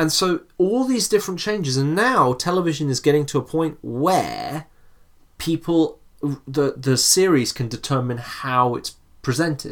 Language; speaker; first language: English; native; English